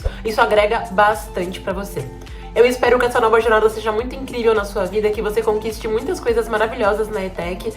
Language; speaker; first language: Portuguese; native; Portuguese